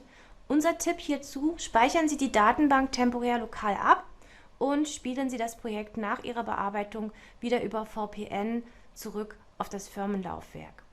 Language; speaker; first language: German; native; German